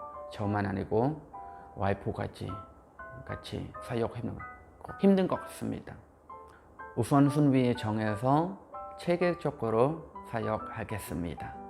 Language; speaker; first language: Korean; non-native, fluent; Khmer